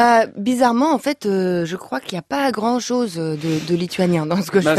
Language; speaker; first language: French; non-native, fluent; Lithuanian